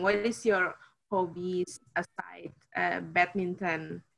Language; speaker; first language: English; non-native, learner; Indonesian